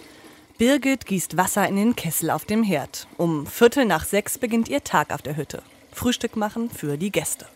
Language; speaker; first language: German; native; German